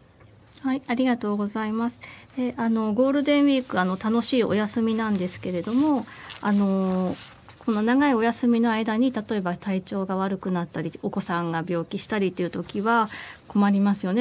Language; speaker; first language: Japanese; native; Japanese